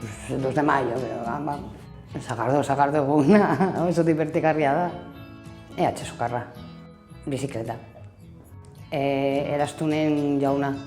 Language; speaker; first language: Basque; non-native, local second language; Spanish